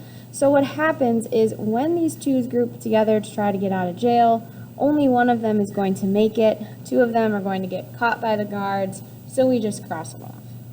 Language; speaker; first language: English; native; English